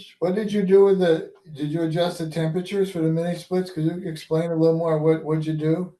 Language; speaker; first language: English; native; English